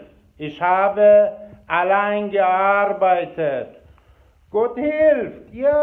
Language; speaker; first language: German; non-native, fluent; Persian